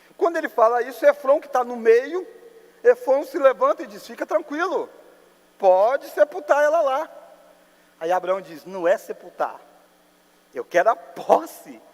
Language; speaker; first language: Portuguese; native; Portuguese